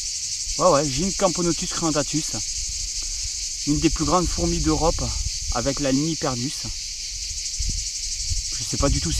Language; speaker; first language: French; native; French